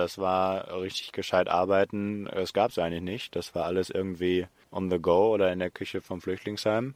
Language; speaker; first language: German; native; German